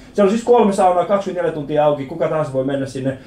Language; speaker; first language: Finnish; early bilingual, other home language; Persian